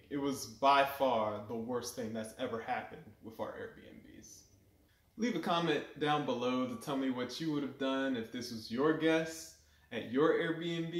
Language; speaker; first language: English; native; English